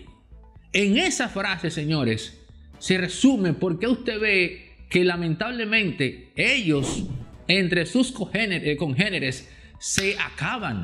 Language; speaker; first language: Spanish; native; Spanish